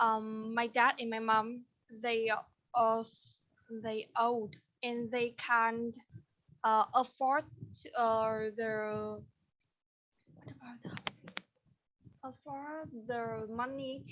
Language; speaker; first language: English; non-native, learner; Vietnamese